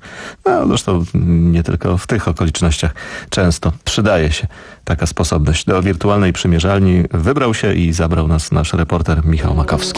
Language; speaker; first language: Polish; native; Polish